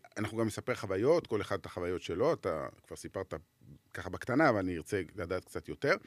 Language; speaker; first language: Hebrew; native; Hebrew